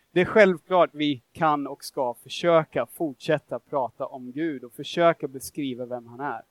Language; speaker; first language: Swedish; non-native, fluent; English